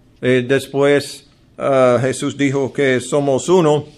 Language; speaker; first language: Spanish; non-native, learner; English